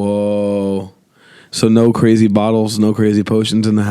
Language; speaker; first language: English; native; English